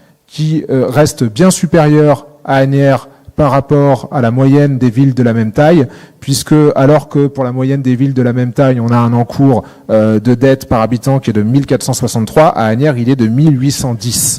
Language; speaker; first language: French; native; French